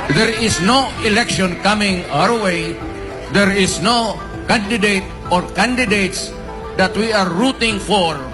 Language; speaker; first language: Filipino; non-native, local second language; Cebuano